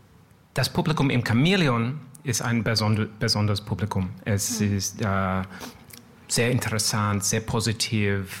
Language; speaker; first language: German; non-native, learner; English